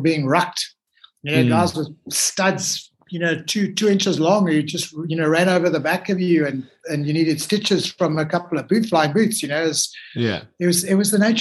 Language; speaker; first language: English; native; English